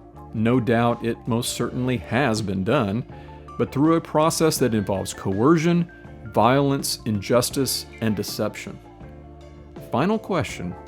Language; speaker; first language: English; native; English